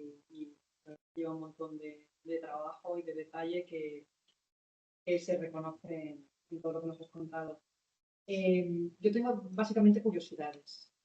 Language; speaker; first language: Spanish; native; Spanish